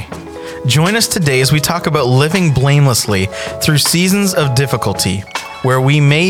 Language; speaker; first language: English; native; English